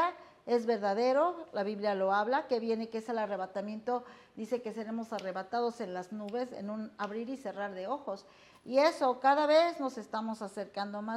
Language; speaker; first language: Spanish; native; Spanish